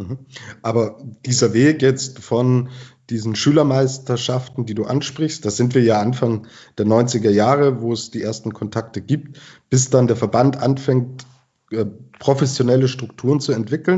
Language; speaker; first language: German; native; German